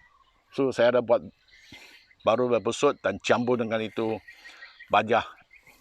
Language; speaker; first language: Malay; non-native, local second language; Chinese